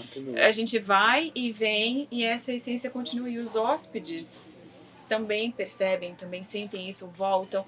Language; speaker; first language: Portuguese; native; Portuguese